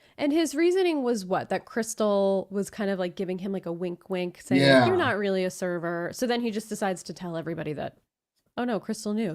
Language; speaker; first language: English; native; English